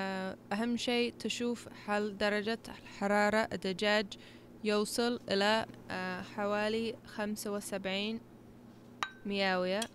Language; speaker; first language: Arabic; non-native, learner; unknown